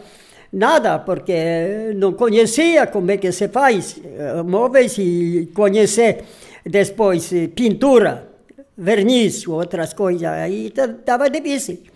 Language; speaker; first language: Portuguese; non-native, local second language; Polish